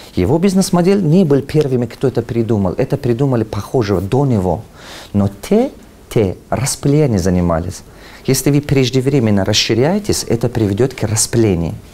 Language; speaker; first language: Russian; non-native, local second language; Tajik